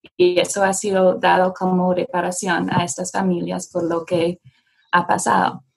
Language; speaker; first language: Spanish; non-native, fluent; English